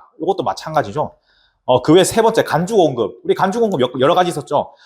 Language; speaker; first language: Korean; native; Korean